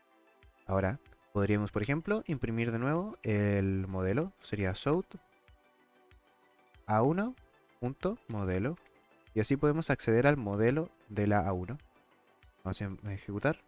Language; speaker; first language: Spanish; native; Spanish